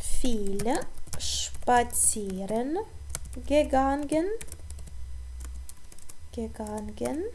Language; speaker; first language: German; non-native, fluent; Ukrainian